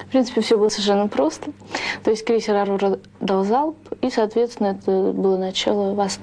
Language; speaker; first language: Russian; native; Russian